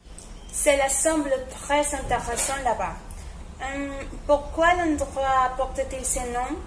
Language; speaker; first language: French; non-native, learner; Spanish